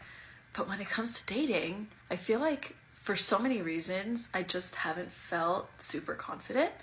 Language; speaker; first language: English; native; English